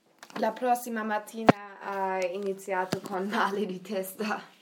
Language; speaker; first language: Italian; non-native, learner; German